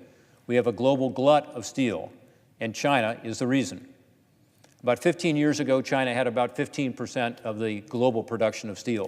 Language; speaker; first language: English; native; English